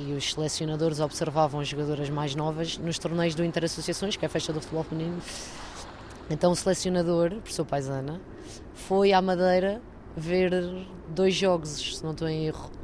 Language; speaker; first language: Portuguese; native; Portuguese